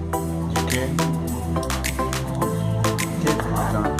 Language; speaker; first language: Portuguese; non-native, learner; Haitian Creole